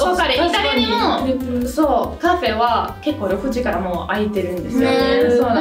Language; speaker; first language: Japanese; non-native, fluent; Italian